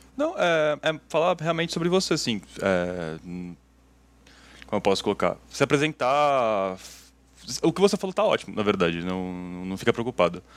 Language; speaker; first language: Portuguese; native; Portuguese